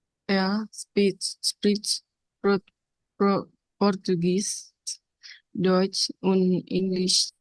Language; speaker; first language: German; non-native, learner; Indonesian